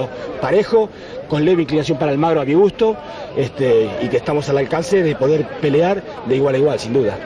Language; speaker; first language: Spanish; native; Spanish